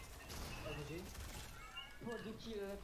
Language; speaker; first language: French; native; French